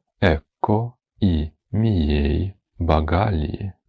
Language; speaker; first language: Italian; non-native, fluent; Ukrainian